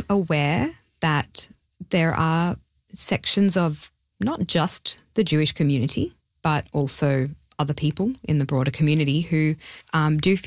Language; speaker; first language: English; non-native, local second language; Hebrew